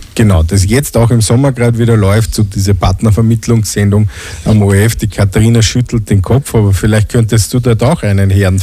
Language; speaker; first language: German; native; German